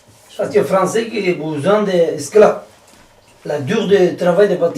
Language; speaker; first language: French; non-native, learner; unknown